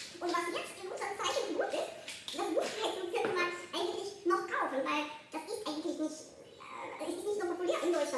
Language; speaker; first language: German; non-native, fluent; Russian